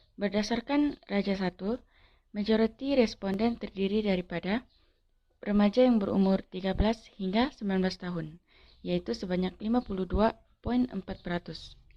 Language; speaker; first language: Malay; native; Malay